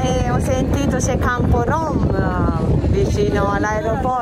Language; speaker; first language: Italian; non-native, fluent; Japanese